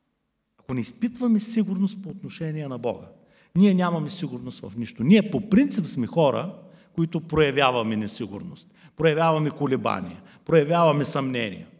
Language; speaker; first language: Bulgarian; native; Bulgarian